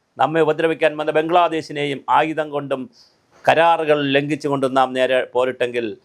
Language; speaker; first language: Malayalam; native; Malayalam